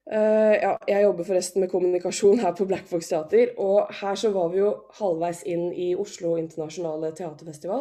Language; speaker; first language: Norwegian; native; Norwegian